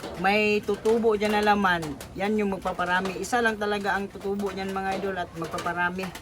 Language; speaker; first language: Filipino; non-native, local second language; Cebuano